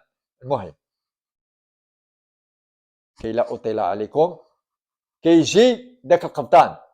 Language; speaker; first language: Arabic; native; Arabic